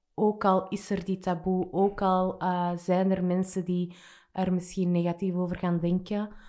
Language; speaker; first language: Dutch; native; Dutch